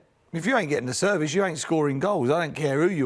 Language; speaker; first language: English; native; English